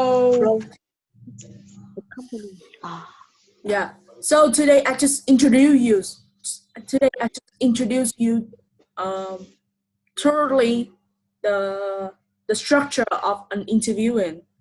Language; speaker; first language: English; non-native, fluent; Vietnamese